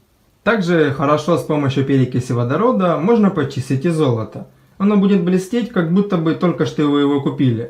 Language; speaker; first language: Russian; native; Russian